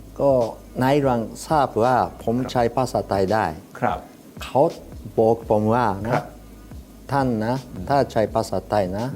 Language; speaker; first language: Thai; non-native, learner; Japanese